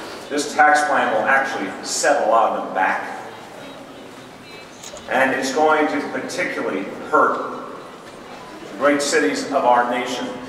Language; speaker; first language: English; native; English